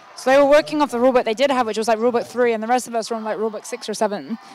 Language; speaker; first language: English; native; English